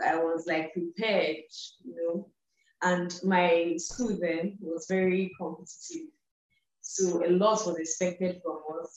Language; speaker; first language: English; non-native, local second language; Igbo